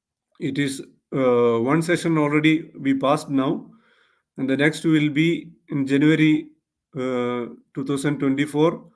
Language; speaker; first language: English; non-native, local second language; Malayalam